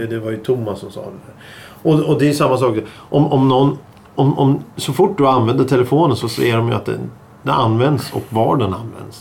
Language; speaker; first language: Swedish; native; Swedish